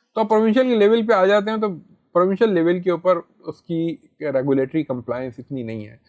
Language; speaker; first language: Urdu; native; Urdu